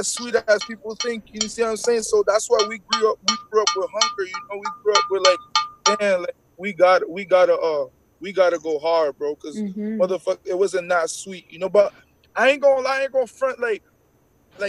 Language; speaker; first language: English; non-native, fluent; French